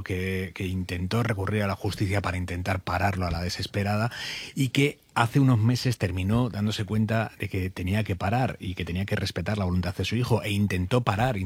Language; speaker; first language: Spanish; native; Spanish